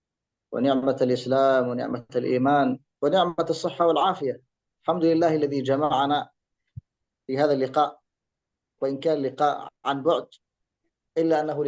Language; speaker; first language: Arabic; native; Arabic